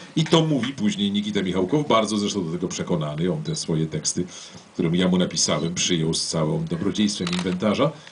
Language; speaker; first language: Polish; native; Polish